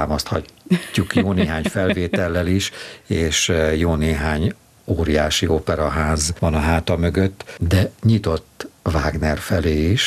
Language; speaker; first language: Hungarian; native; Hungarian